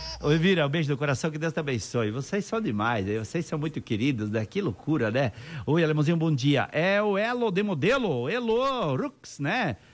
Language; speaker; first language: Portuguese; native; Portuguese